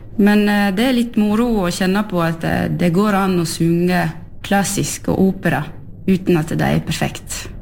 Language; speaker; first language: Norwegian; non-native, fluent; French